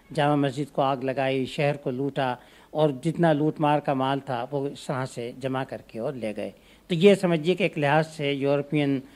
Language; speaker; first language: Urdu; native; Urdu